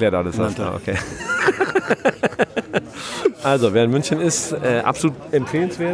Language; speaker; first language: German; native; German